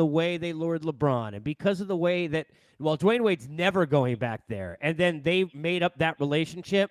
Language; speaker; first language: English; native; English